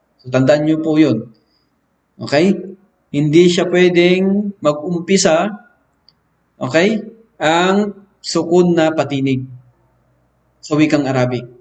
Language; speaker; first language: Filipino; non-native, local second language; Maranao